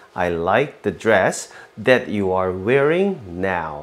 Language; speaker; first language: English; non-native, fluent; Korean